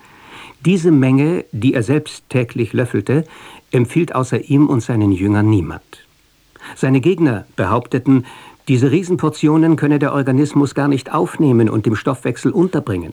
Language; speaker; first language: German; native; German